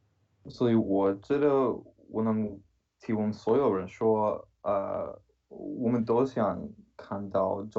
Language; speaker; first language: Chinese; non-native, fluent; English